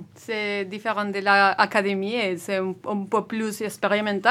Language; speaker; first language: French; non-native, learner; Spanish